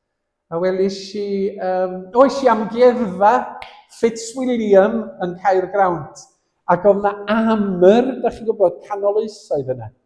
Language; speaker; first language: Welsh; native; Welsh